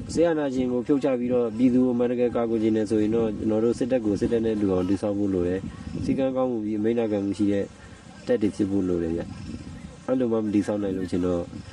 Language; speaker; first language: Burmese; native; Burmese